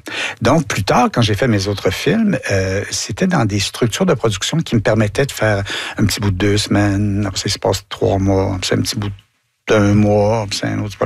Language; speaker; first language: French; native; French